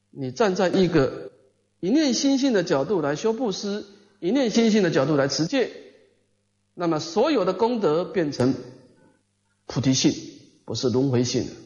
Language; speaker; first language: Chinese; native; Chinese